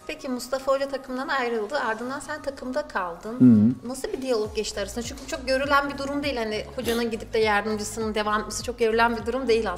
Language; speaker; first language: Turkish; native; Turkish